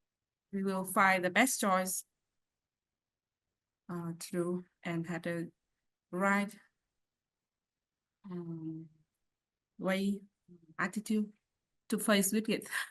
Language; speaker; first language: English; non-native, learner; Vietnamese